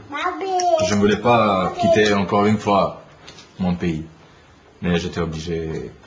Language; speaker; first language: French; non-native, learner; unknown